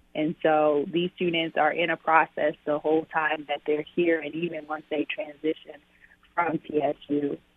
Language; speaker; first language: English; native; English